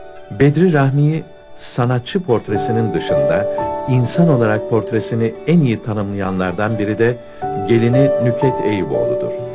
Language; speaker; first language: Turkish; native; Turkish